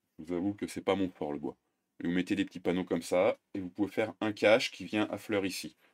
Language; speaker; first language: French; native; French